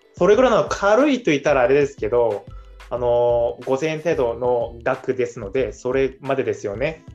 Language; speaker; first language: Japanese; non-native, fluent; Korean